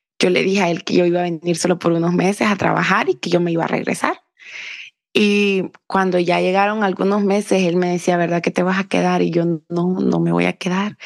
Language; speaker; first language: Spanish; native; Spanish